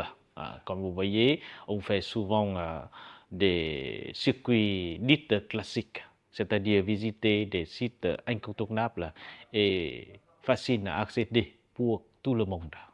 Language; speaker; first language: French; non-native, fluent; Vietnamese